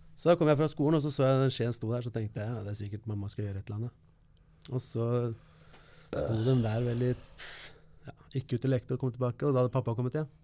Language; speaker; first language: Norwegian; early bilingual, other home language; Kurdish